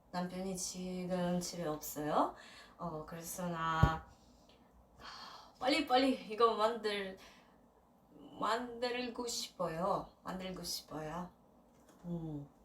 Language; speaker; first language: Korean; non-native, learner; Russian